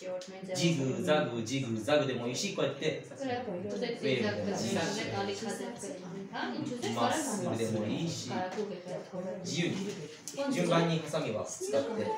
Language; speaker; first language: Japanese; native; Japanese